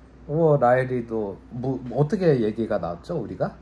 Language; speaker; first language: Korean; native; Korean